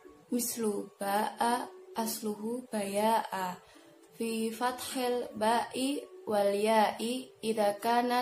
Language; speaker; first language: Arabic; non-native, learner; Indonesian